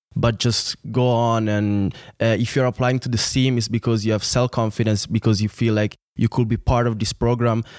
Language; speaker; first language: English; non-native, fluent; Italian